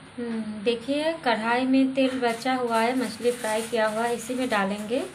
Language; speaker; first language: Hindi; non-native, local second language; Bangla